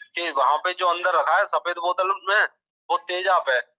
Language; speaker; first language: Hindi; native; Hindi